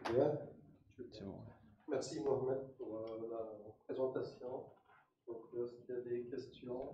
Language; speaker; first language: French; non-native, local second language; Arabic